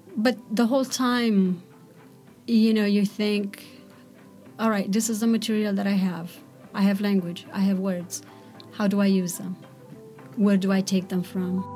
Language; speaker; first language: English; non-native, fluent; Romanian